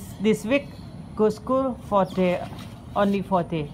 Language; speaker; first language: English; non-native, learner; Javanese